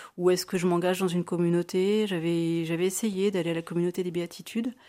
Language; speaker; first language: French; native; French